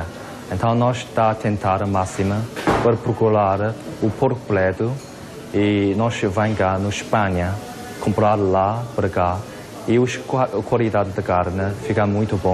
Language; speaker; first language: Portuguese; non-native, learner; Korean